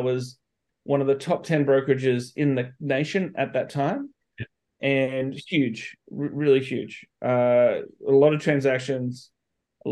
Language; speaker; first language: English; native; English